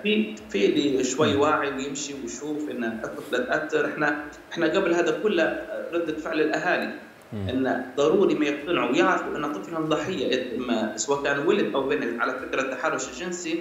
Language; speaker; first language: Arabic; native; Arabic